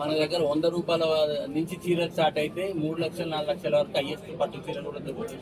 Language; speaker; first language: Telugu; native; Telugu